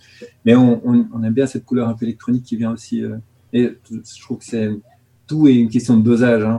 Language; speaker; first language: French; native; French